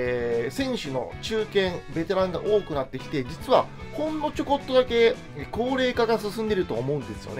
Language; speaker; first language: Japanese; native; Japanese